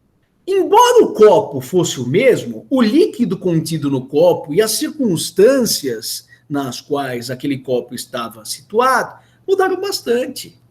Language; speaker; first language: Portuguese; native; Portuguese